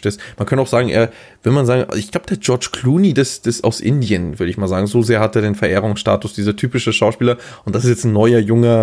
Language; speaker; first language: German; native; German